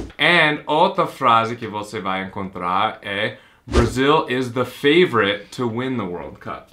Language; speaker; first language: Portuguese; non-native, fluent; English